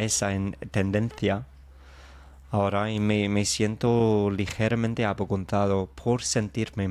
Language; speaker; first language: Spanish; non-native, fluent; English